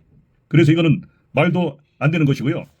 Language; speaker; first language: Korean; native; Korean